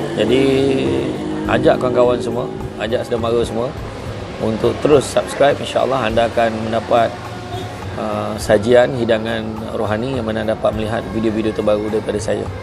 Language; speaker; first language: Malay; native; Malay